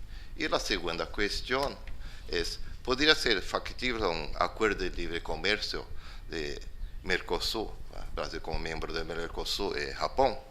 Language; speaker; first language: Spanish; non-native, fluent; Portuguese